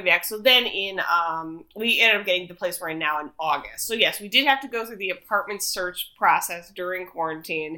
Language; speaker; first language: English; native; English